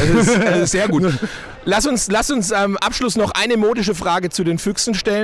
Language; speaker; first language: German; native; German